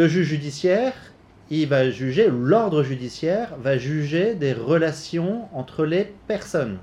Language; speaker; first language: French; native; French